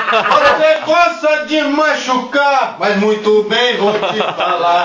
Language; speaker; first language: Portuguese; native; Portuguese